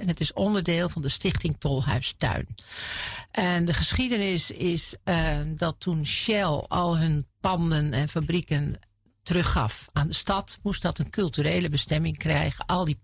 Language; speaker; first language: Dutch; native; Dutch